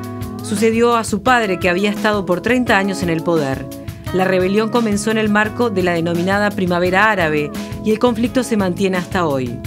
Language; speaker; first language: Spanish; native; Spanish